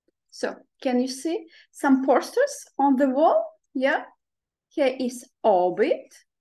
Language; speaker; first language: English; non-native, fluent; Ukrainian